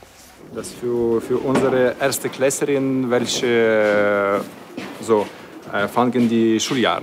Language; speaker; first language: German; non-native, learner; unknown